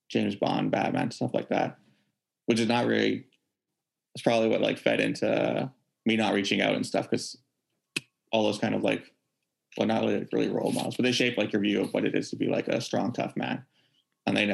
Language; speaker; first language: English; native; English